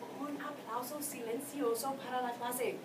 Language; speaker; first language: Spanish; non-native, fluent; English